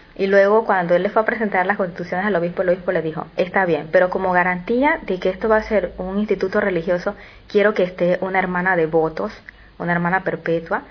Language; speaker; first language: Spanish; native; Spanish